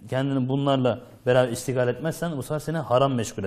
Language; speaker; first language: Turkish; native; Turkish